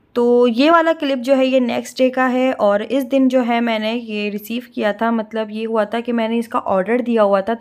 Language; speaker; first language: Urdu; native; Urdu